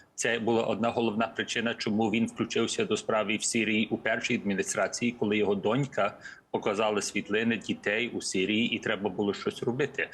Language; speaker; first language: Ukrainian; early bilingual, heritage; English